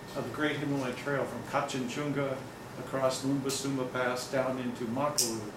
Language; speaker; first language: English; native; English